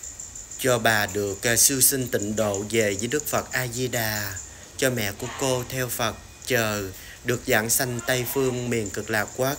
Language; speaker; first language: Vietnamese; native; Vietnamese